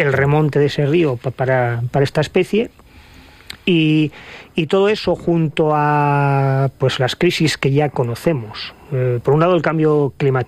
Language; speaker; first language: Spanish; native; Spanish